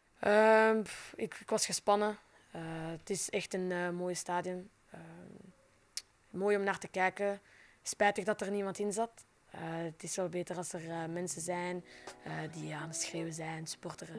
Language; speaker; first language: Dutch; non-native, local second language; French